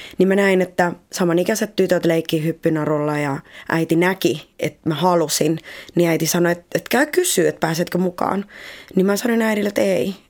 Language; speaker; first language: Finnish; early bilingual, other home language; Spanish